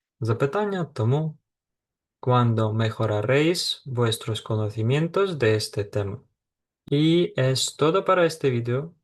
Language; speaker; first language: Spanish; non-native, fluent; Ukrainian